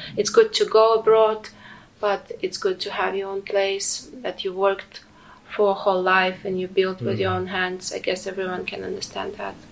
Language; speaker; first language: English; non-native, fluent; Ukrainian